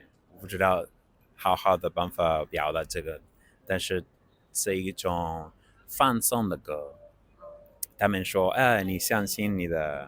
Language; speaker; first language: Chinese; non-native, learner; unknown